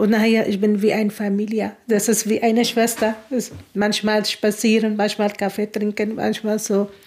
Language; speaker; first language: German; non-native, learner; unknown